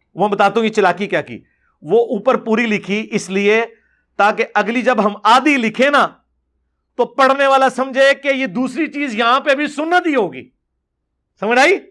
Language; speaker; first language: Urdu; non-native, local second language; Punjabi